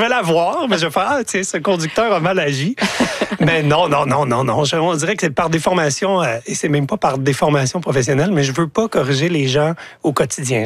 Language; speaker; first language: French; native; French